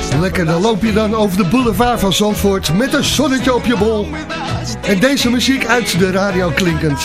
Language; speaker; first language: Dutch; native; Dutch